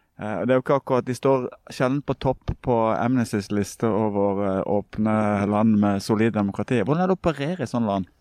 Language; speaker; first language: Norwegian; native; Norwegian